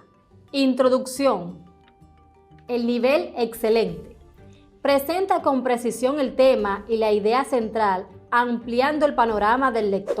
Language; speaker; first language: Spanish; native; Spanish